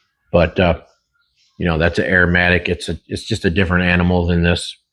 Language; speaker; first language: English; native; English